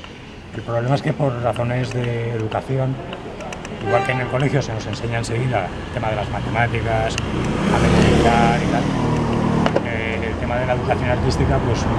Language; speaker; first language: Spanish; native; Spanish